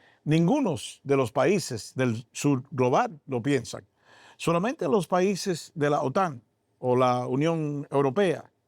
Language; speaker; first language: Spanish; native; Spanish